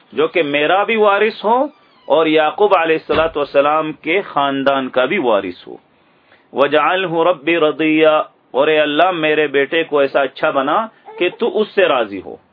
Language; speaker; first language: Urdu; native; Urdu